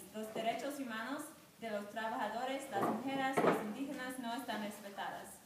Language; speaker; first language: Spanish; non-native, learner; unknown